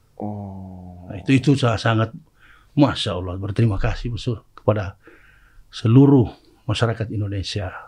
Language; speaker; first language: Indonesian; native; Indonesian